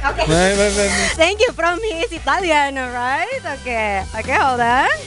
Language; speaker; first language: English; non-native, fluent; Indonesian